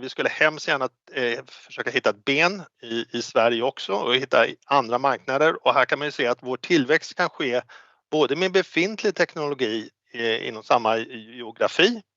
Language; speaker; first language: Swedish; native; Swedish